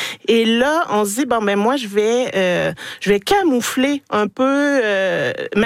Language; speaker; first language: French; native; French